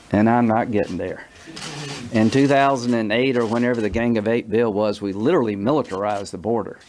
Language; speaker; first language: English; native; English